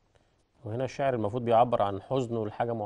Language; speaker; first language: Arabic; native; Arabic